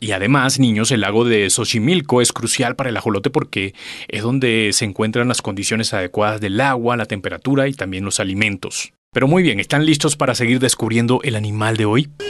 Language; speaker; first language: Spanish; native; Spanish